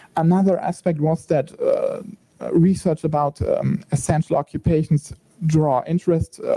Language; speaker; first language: English; non-native, fluent; German